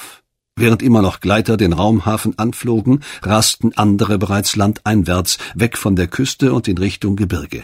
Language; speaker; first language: German; native; German